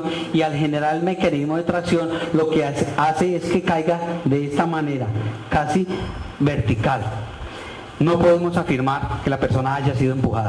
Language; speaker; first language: Spanish; native; Spanish